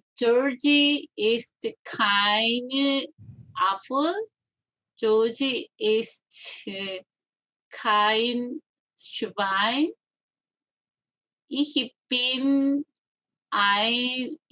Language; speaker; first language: German; non-native, learner; Korean